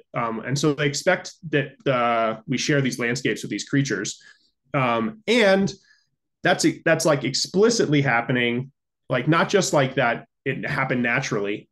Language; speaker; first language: English; native; English